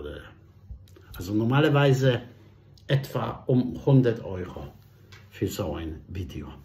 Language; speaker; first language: German; non-native, fluent; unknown